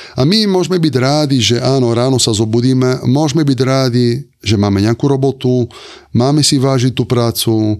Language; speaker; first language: Slovak; non-native, fluent; Italian